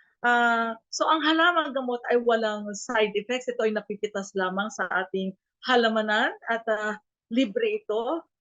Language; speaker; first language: Filipino; native; Filipino